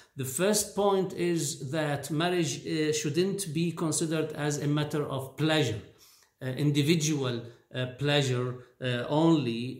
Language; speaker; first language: English; non-native, fluent; Arabic